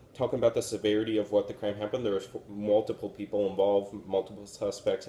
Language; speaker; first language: English; native; English